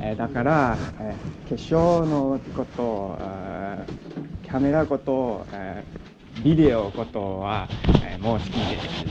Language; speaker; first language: Japanese; non-native, learner; Cantonese